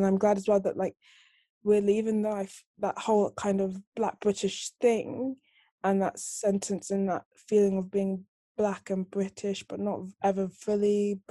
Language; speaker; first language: English; native; English